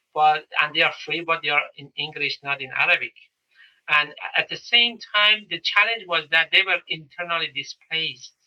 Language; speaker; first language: English; non-native, fluent; Persian